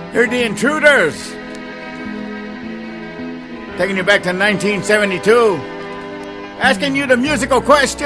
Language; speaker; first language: English; early bilingual, other home language; Spanish